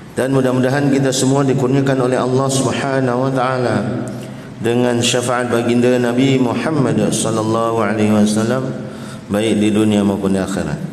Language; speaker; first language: Malay; native; Malay